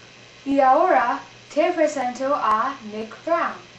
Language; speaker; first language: Spanish; non-native, learner; English